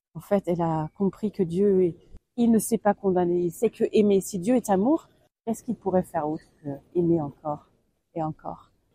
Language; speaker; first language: French; non-native, fluent; German